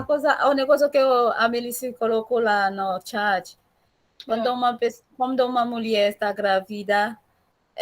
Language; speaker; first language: Portuguese; non-native, learner; Haitian Creole